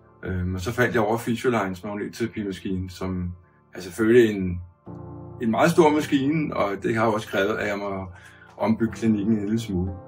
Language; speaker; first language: Danish; native; Danish